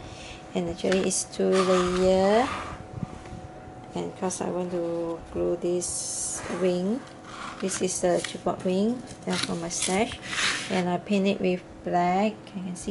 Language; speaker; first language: English; non-native, learner; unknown